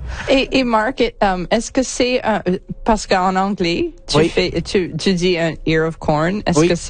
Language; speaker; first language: French; non-native, learner; English